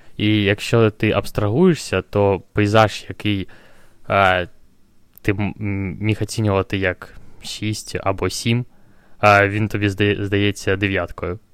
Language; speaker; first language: Ukrainian; non-native, local second language; Russian